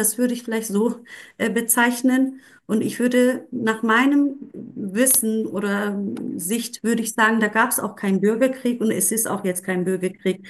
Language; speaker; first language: German; non-native, fluent; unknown